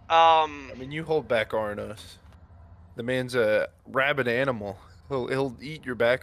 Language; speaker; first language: English; native; English